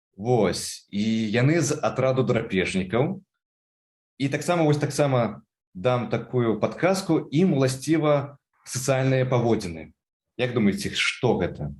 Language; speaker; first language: Belarusian; non-native, local second language; Russian